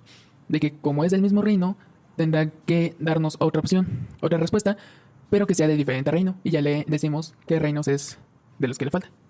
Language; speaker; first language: Spanish; native; Spanish